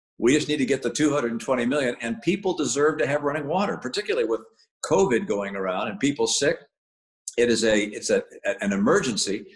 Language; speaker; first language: English; native; English